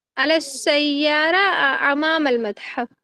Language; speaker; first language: Arabic; non-native, learner; Urdu